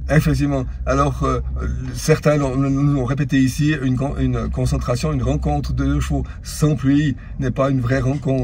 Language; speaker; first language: French; native; French